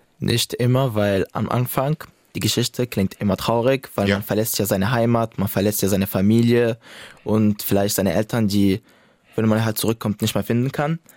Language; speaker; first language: German; non-native, fluent; Italian